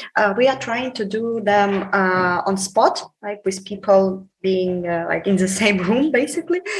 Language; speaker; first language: English; non-native, fluent; Ukrainian